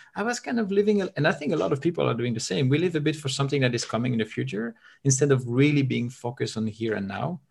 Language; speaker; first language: English; non-native, fluent; French